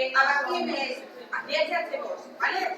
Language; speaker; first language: Basque; non-native, local second language; Spanish